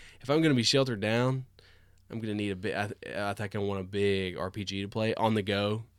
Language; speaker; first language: English; native; English